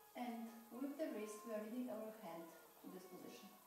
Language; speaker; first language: English; non-native, fluent; Polish